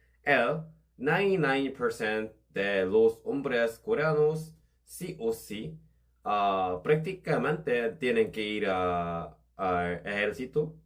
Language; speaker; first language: Spanish; non-native, learner; Korean